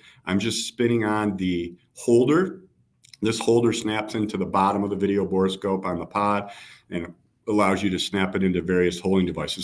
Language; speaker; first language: English; native; English